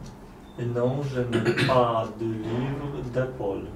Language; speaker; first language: French; non-native, learner; Polish